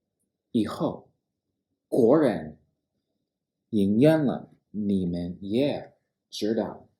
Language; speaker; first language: Chinese; non-native, fluent; English